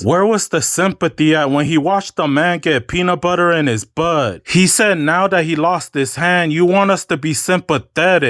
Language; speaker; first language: English; native; English